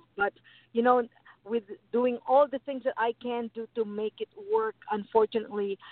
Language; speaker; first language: English; non-native, local second language; Filipino